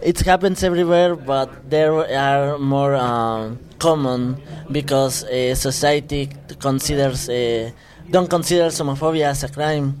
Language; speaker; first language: English; non-native, fluent; Spanish